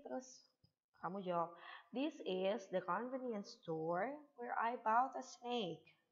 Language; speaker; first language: English; non-native, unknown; Indonesian